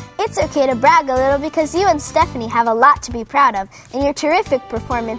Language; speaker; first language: English; native; English